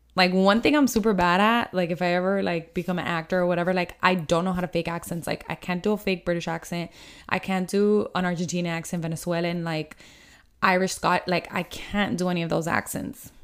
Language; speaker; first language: English; early bilingual, other home language; Spanish